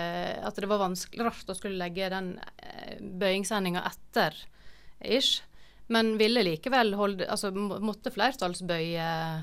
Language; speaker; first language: Norwegian; native; Norwegian